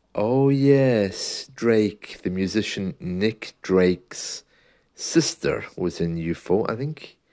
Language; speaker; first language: English; native; English